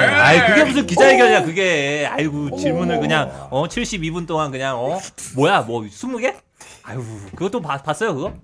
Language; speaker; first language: Korean; native; Korean